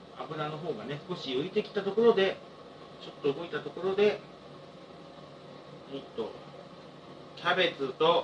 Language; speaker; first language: Japanese; native; Japanese